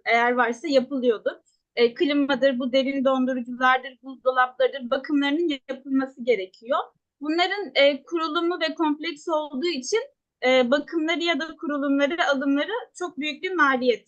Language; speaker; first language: Turkish; native; Turkish